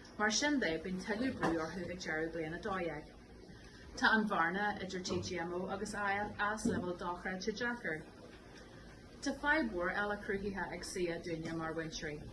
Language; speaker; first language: Irish; non-native, local second language; English